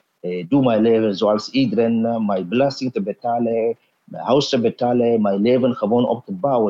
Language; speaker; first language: Dutch; non-native, fluent; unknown